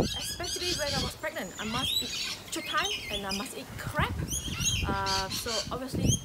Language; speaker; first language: English; non-native, local second language; Min Nan Chinese